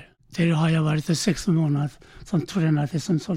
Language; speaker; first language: Swedish; non-native, learner; Korean